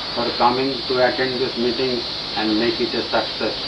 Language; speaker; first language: English; non-native, local second language; Bangla